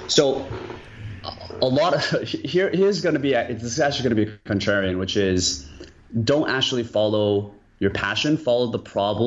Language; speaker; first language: English; early bilingual, other home language; Korean